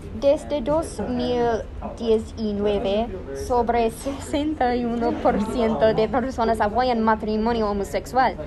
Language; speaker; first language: Spanish; non-native, learner; English